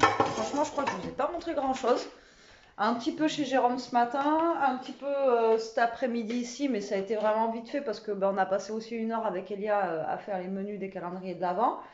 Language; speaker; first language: French; native; French